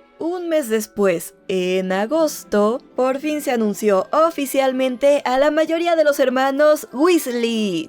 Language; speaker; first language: Spanish; native; Spanish